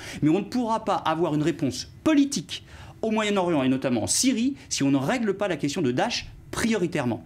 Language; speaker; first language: French; native; French